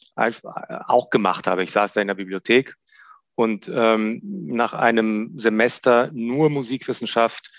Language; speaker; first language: German; non-native, fluent; Hebrew